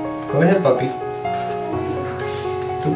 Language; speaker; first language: Spanish; early bilingual, heritage; Spanish